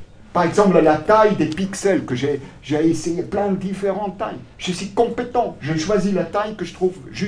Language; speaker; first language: French; non-native, local second language; German